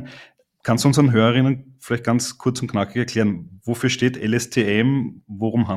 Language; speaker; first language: German; native; German